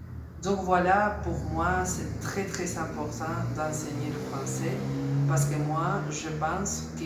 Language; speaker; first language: French; non-native, fluent; Spanish